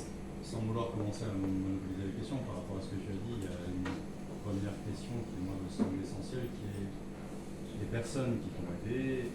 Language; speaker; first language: French; native; French